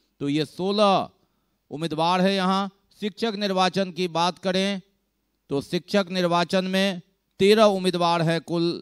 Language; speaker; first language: Hindi; native; Hindi